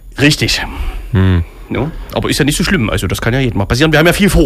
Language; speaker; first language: German; native; German